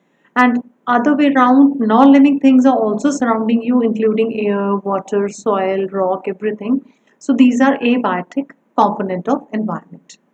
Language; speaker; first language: English; non-native, local second language; Punjabi